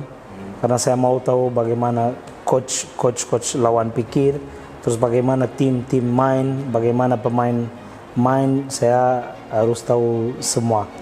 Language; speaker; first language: Indonesian; non-native, fluent; Portuguese